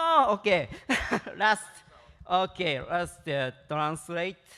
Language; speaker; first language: English; non-native, learner; Japanese